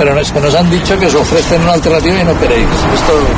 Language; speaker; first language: Spanish; native; Spanish